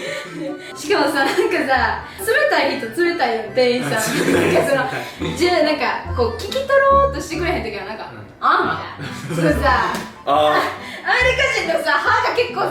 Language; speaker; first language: Japanese; native; Japanese